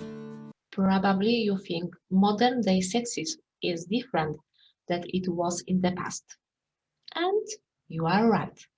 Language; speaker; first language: English; non-native, fluent; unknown